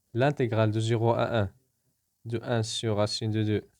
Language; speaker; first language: French; non-native, local second language; Arabic